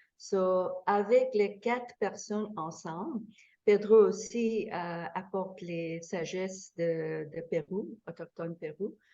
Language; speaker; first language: French; non-native, fluent; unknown